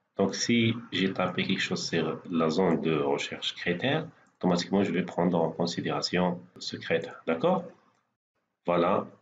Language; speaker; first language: French; non-native, local second language; Arabic